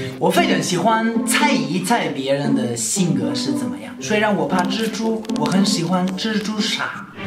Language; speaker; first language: Chinese; non-native, fluent; Spanish